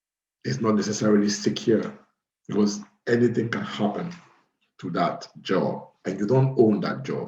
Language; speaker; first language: English; non-native, fluent; French